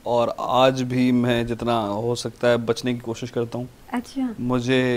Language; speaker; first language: Urdu; native; Urdu